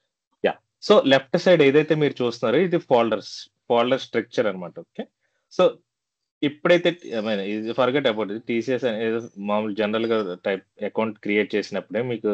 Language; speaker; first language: Telugu; native; Telugu